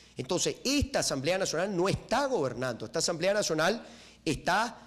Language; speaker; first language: Spanish; native; Spanish